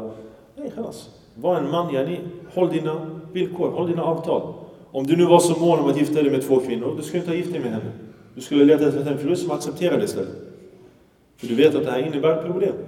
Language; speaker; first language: Swedish; early bilingual, other home language; Arabic